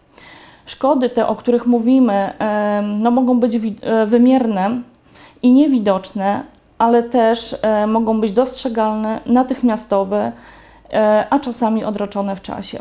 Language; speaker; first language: Polish; native; Polish